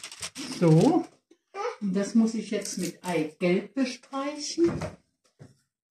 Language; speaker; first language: German; native; German